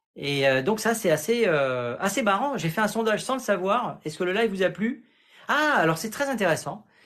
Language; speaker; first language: French; native; French